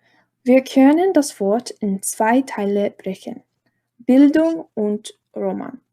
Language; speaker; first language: German; non-native, learner; English